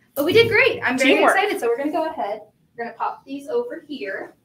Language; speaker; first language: English; native; English